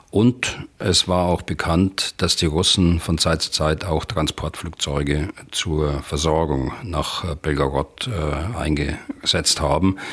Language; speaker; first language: German; native; German